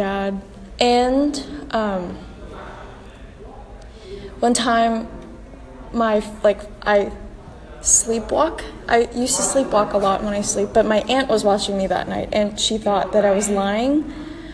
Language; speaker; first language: English; non-native, local second language; Filipino